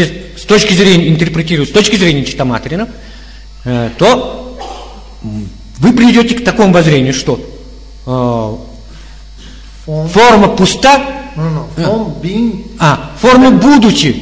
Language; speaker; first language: Russian; native; Russian